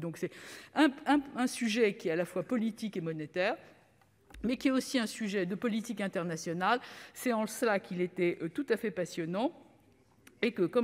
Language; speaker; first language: French; native; French